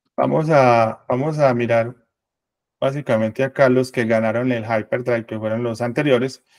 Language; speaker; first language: Spanish; native; Spanish